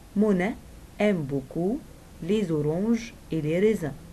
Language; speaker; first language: French; non-native, fluent; Arabic